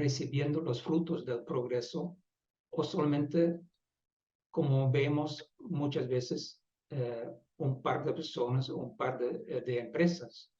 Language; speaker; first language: Spanish; non-native, fluent; Dutch